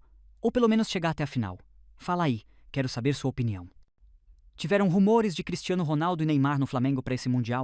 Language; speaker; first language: Portuguese; native; Portuguese